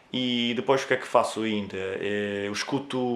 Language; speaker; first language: Portuguese; non-native, fluent; Italian